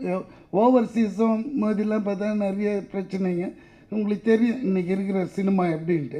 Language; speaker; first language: Tamil; native; Tamil